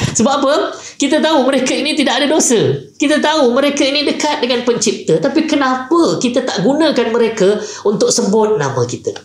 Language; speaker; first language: Malay; native; Malay